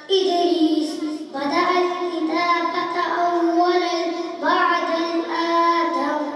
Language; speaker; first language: Arabic; non-native, learner; Urdu